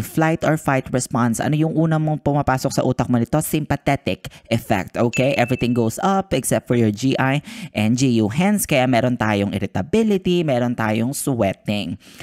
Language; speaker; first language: English; non-native, local second language; Filipino